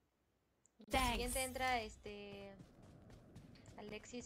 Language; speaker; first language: Spanish; native; Spanish